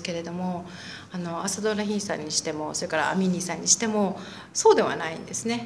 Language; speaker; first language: Japanese; native; Japanese